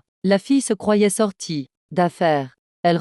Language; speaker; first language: French; native; French